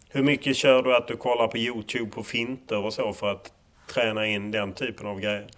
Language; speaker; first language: Swedish; native; Swedish